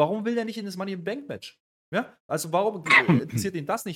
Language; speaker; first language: German; native; German